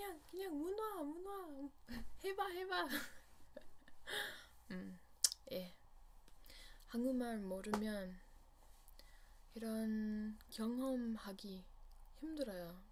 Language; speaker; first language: Korean; non-native, learner; English